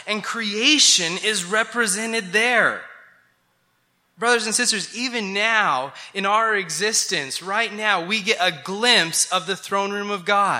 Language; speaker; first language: English; native; English